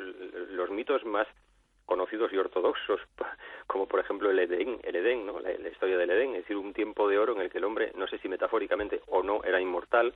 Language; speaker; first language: Spanish; native; Spanish